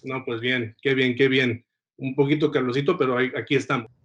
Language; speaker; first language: Spanish; early bilingual, heritage; Spanish